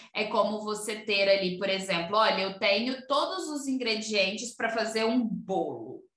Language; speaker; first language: Portuguese; native; Portuguese